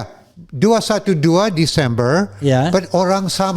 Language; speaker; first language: Indonesian; non-native, fluent; English